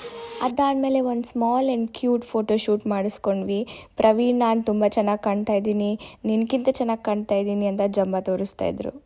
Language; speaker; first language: Kannada; native; Kannada